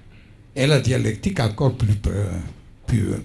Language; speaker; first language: French; non-native, fluent; Greek